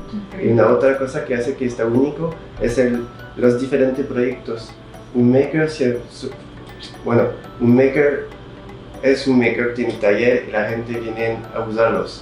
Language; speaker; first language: Spanish; non-native, fluent; French